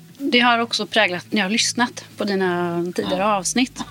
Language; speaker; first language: Swedish; native; Swedish